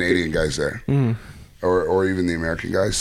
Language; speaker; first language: English; native; English